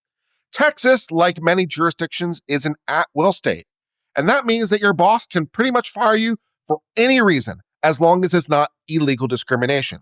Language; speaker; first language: English; native; English